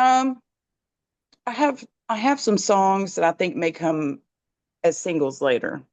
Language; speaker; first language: English; native; English